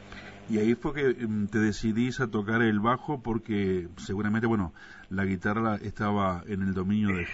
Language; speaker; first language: Spanish; native; Spanish